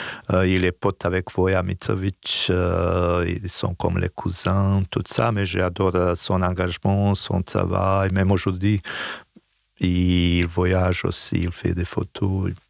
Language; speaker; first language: French; non-native, fluent; Bosnian